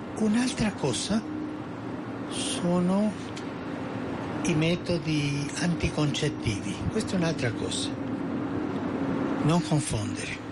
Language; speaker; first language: Italian; non-native, fluent; Spanish